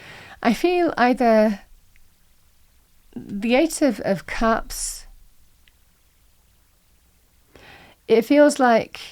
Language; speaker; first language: English; native; English